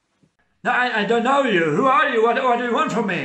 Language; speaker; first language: English; non-native, fluent; Hungarian